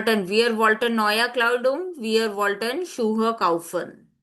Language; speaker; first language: German; non-native, fluent; Hindi